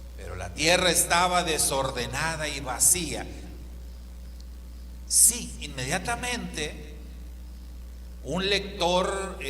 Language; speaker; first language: Spanish; native; Spanish